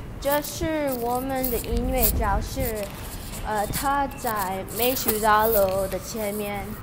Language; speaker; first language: Chinese; non-native, learner; English